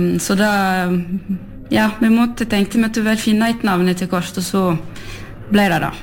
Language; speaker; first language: Norwegian; early bilingual, heritage; French